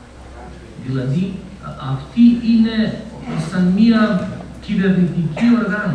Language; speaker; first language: Greek; non-native, fluent; Macedonian